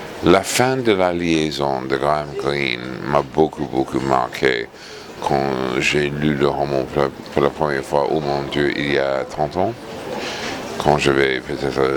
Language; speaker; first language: French; non-native, fluent; English